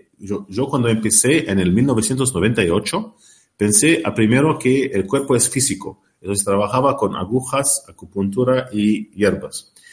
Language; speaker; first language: Spanish; non-native, learner; Arabic